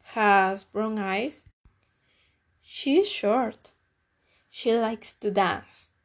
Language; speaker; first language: English; non-native, learner; Spanish